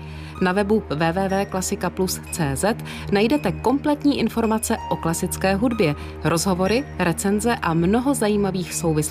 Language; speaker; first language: Czech; native; Czech